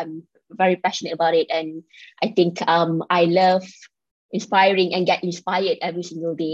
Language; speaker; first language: English; non-native, local second language; Malay